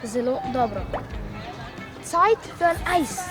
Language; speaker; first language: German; non-native, learner; Slovenian